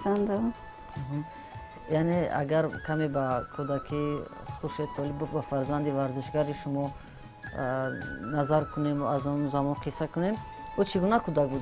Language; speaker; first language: Persian; native; Persian